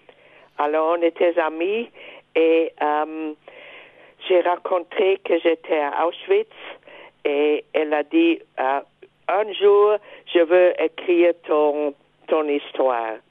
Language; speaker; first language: French; non-native, fluent; German